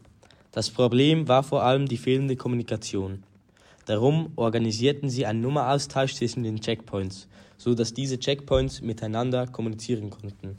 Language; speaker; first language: German; native; German